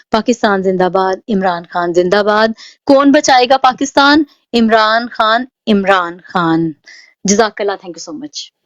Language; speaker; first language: Urdu; native; Urdu